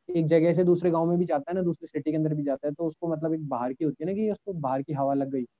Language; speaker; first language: Hindi; native; Hindi